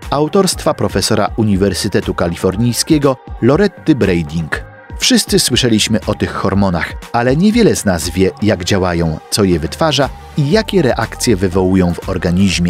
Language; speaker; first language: Polish; native; Polish